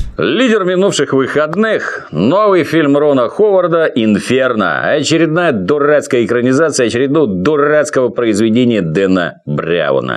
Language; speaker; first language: Russian; native; Russian